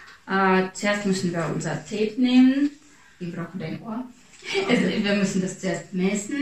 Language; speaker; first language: German; non-native, fluent; Russian